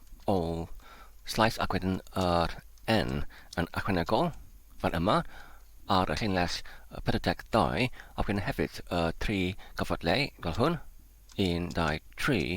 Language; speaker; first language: Welsh; non-native, learner; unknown